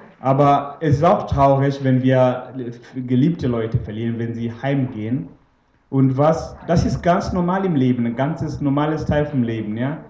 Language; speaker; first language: German; non-native, fluent; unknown